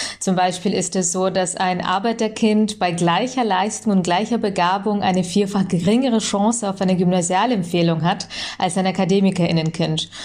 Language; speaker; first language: German; early bilingual, other home language; Russian